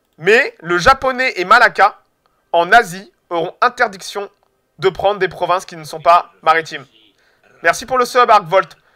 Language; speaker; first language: French; native; French